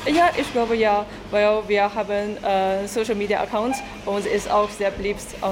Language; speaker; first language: German; non-native, learner; Chinese